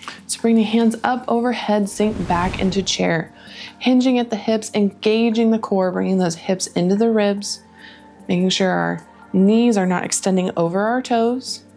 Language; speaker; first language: English; native; English